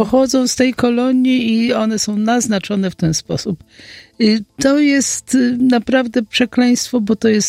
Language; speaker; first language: Polish; native; Polish